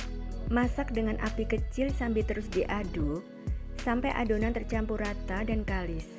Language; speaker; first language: Indonesian; native; Indonesian